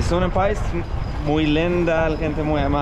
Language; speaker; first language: Spanish; non-native, learner; Arabic